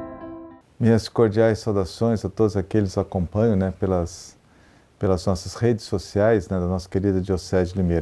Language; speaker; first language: Portuguese; native; Portuguese